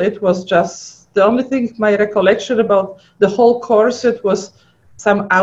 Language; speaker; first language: English; non-native, fluent; Polish